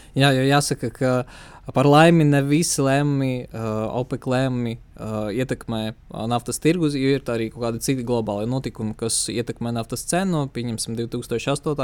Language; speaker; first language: Latvian; non-native, local second language; Russian